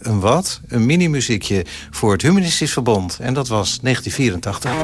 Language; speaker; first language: Dutch; native; Dutch